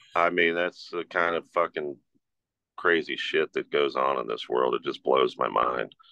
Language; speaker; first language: English; native; English